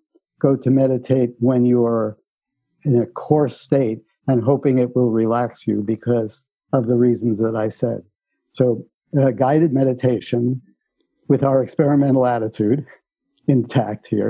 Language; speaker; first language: English; native; English